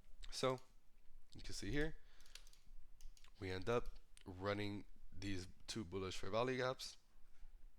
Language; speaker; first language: English; native; English